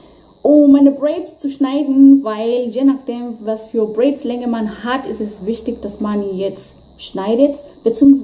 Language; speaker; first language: German; non-native, fluent; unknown